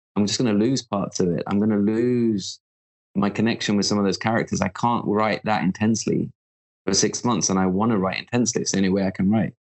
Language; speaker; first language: English; native; English